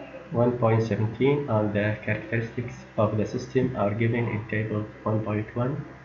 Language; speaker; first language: English; non-native, fluent; Arabic